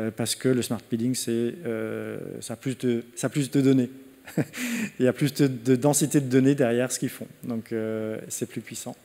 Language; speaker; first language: French; non-native, fluent; Danish